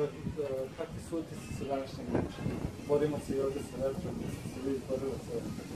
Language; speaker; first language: Serbian; native; Serbian